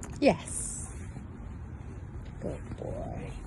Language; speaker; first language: English; non-native, fluent; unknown